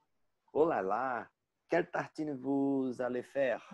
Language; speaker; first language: French; non-native, learner; Portuguese